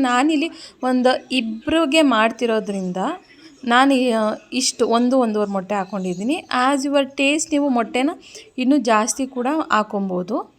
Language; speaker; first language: Kannada; native; Kannada